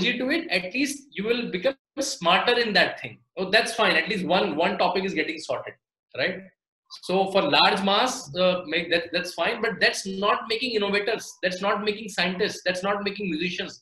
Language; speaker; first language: English; non-native, local second language; Hindi